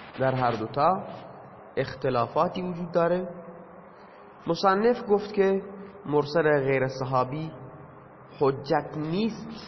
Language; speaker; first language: Persian; non-native, local second language; Baluchi